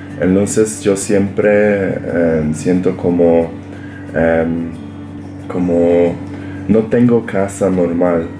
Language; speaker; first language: Spanish; non-native, learner; Polish